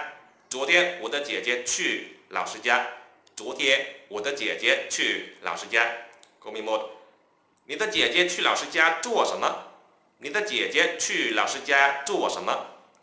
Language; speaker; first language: Chinese; non-native, fluent; Vietnamese